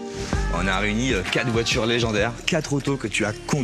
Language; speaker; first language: French; native; French